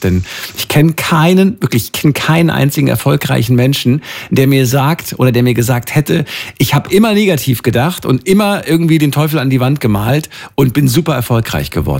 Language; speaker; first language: German; native; German